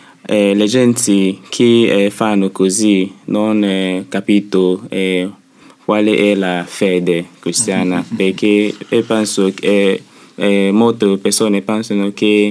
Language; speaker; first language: Italian; non-native, learner; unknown